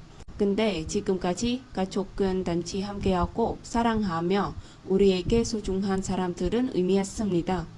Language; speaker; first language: Korean; non-native, fluent; Vietnamese